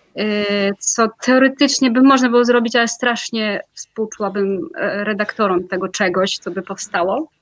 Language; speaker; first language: Polish; non-native, fluent; Russian